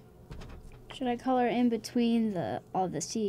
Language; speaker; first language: English; native; English